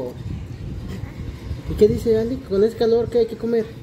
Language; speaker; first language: Spanish; native; Spanish